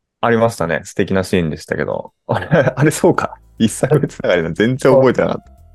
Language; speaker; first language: Japanese; native; Japanese